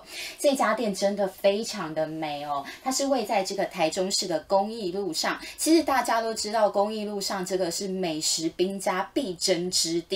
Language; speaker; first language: Chinese; native; Chinese